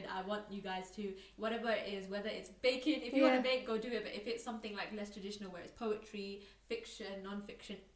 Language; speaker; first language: English; native; English